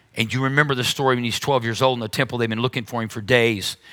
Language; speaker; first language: English; native; English